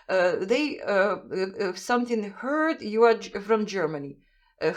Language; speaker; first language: English; non-native, fluent; Russian